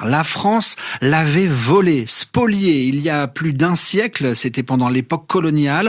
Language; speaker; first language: French; native; French